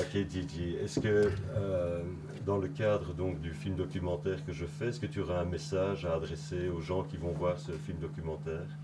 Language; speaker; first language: French; native; French